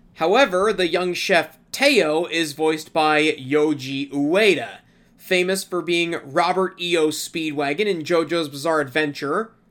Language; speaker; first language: English; native; English